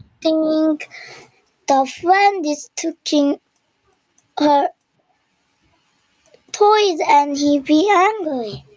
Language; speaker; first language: English; non-native, learner; Korean